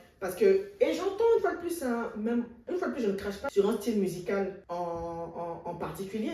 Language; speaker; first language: French; native; French